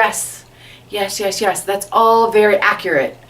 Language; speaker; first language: English; native; English